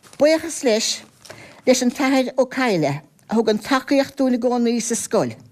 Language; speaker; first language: Irish; native; Irish